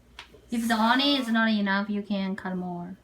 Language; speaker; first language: English; non-native, learner; Chinese